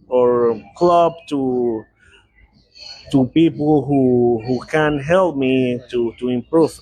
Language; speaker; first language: English; non-native, learner; Spanish